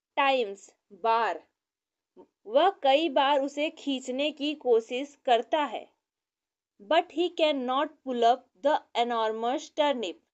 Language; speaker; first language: Hindi; native; Hindi